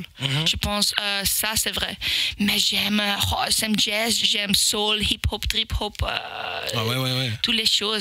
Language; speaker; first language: French; non-native, local second language; Dutch